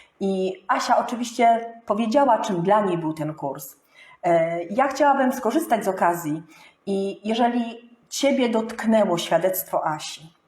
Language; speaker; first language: Polish; native; Polish